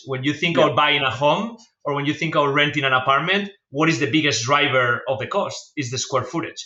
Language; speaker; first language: English; non-native, fluent; Spanish